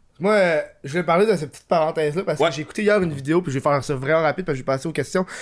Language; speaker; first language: French; native; French